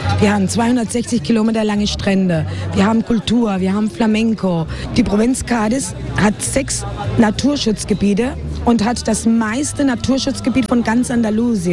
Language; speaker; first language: German; non-native, fluent; Spanish